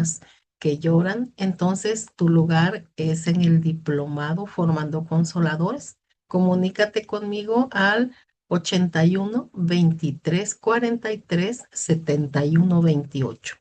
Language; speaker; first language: Spanish; native; Spanish